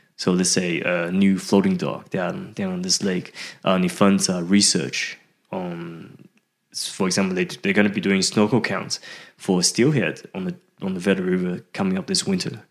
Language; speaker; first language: English; early bilingual, other home language; Chinese